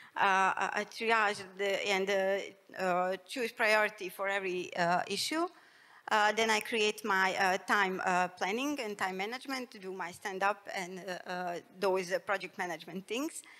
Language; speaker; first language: English; non-native, fluent; Bosnian